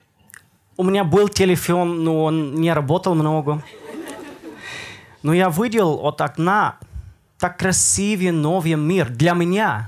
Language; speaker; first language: Russian; non-native, learner; Dutch